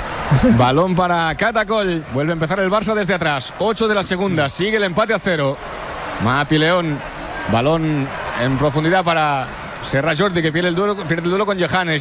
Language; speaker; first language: Spanish; native; Spanish